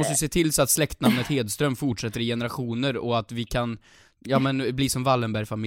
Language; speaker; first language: Swedish; native; Swedish